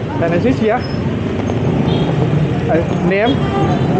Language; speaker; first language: English; non-native, learner; Thai